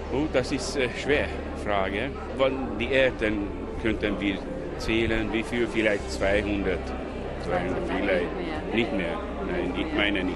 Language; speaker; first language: German; non-native, local second language; Hungarian